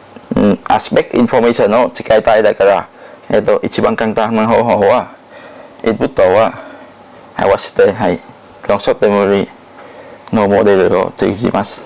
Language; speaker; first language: Japanese; non-native, learner; Thai